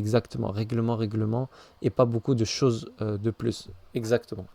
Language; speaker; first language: French; native; French